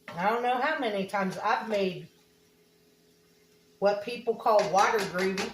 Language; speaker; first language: English; native; English